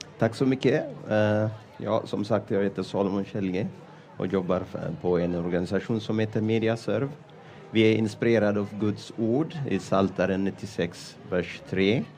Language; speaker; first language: Swedish; non-native, fluent; Amharic